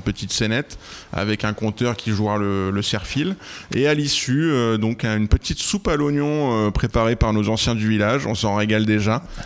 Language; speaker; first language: French; native; French